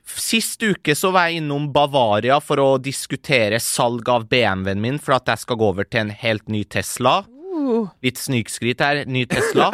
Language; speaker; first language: Norwegian; native; Norwegian